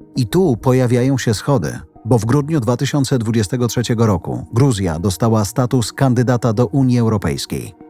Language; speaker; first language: Polish; native; Polish